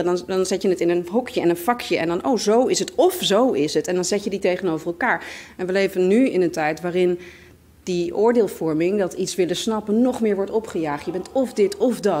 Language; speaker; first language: Dutch; native; Dutch